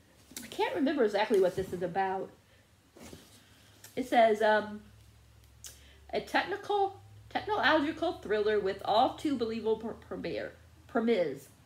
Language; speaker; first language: English; native; English